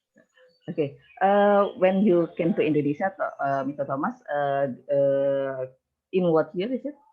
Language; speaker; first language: English; non-native, fluent; Indonesian